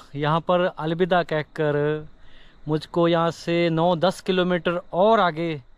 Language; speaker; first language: Hindi; non-native, local second language; Punjabi